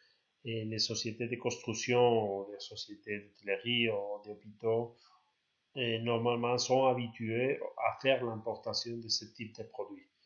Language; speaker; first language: French; non-native, learner; Spanish